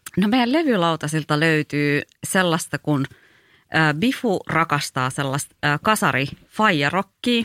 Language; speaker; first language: Finnish; early bilingual, other home language; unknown